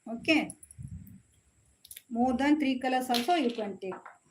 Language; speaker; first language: English; non-native, local second language; Tamil